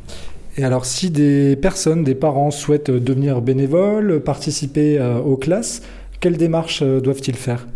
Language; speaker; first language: French; native; French